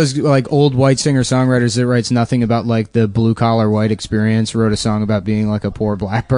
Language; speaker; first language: English; native; English